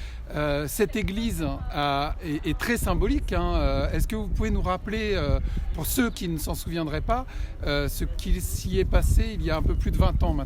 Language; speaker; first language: French; native; French